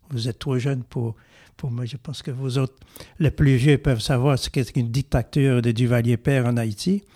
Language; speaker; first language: French; non-native, local second language; Haitian Creole